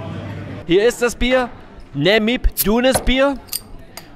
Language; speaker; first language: German; native; German